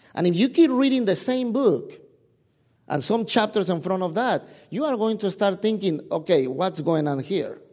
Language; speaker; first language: English; non-native, fluent; Spanish